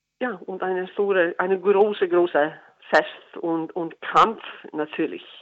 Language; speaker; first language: German; non-native, learner; Icelandic